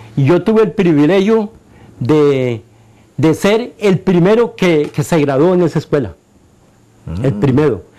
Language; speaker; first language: Spanish; native; Spanish